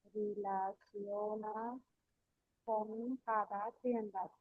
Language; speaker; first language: Spanish; non-native, learner; Bangla